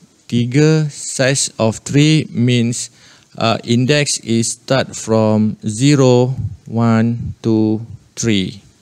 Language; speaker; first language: English; non-native, local second language; Malay